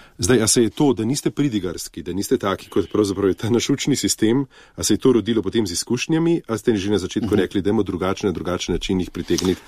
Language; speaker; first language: Slovenian; native; Slovenian